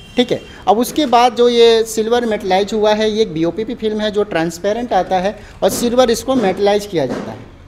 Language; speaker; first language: Hindi; native; Hindi